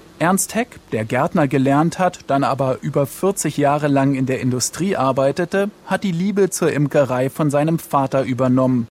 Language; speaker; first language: German; native; German